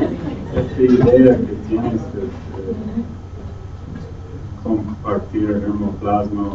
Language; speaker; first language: Spanish; non-native, fluent; English